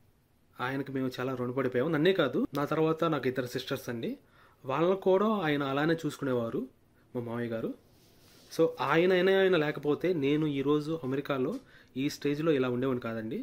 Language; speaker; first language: Telugu; native; Telugu